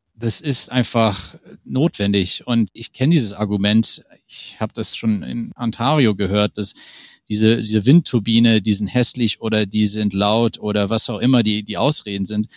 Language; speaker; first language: German; non-native, fluent; English